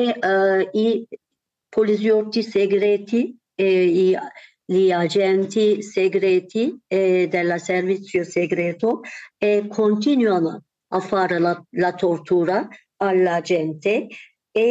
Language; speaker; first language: Italian; non-native, learner; Turkish